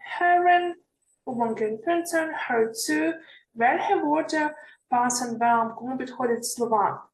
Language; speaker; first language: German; non-native, fluent; Ukrainian